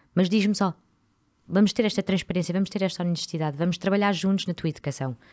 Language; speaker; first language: Portuguese; non-native, local second language; English